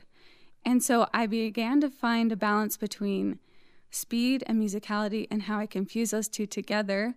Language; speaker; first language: English; native; English